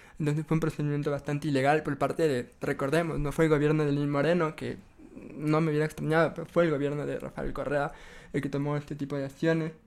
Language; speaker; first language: Spanish; native; Spanish